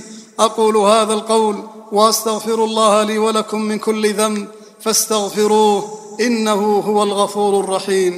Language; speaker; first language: Arabic; native; Arabic